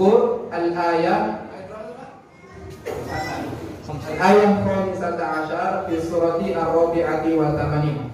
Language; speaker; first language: Arabic; non-native, learner; Indonesian